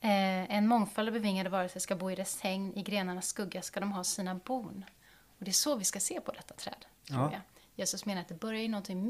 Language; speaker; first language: Swedish; native; Swedish